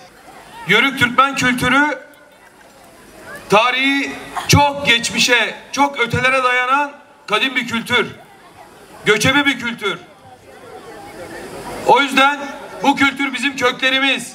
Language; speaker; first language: Turkish; native; Turkish